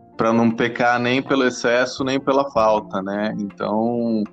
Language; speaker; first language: Portuguese; non-native, fluent; English